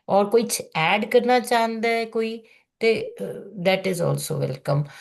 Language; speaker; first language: Hindi; non-native, local second language; Punjabi